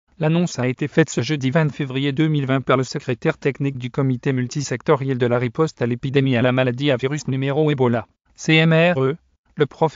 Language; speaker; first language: French; non-native, local second language; Lingala